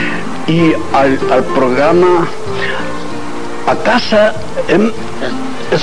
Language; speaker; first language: Portuguese; non-native, learner; Spanish